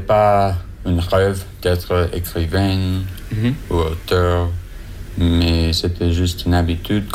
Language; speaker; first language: French; non-native, learner; English